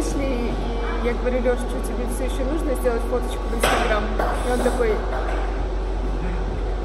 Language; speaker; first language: Russian; native; Russian